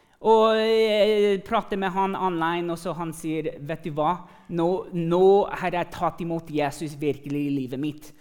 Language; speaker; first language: Norwegian; early bilingual, other home language; English